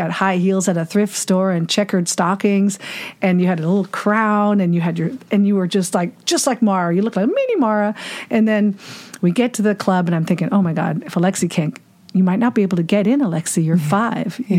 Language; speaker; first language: English; non-native, fluent; German